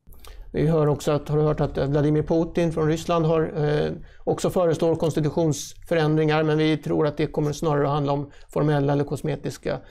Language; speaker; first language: Swedish; native; Swedish